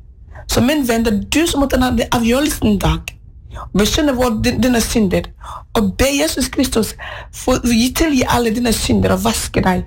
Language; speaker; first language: Norwegian; non-native, fluent; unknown